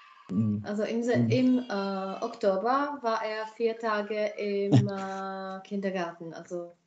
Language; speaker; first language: German; non-native, fluent; Czech